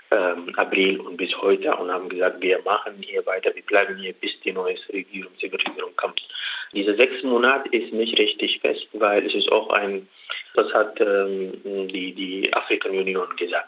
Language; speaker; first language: German; non-native, learner; Arabic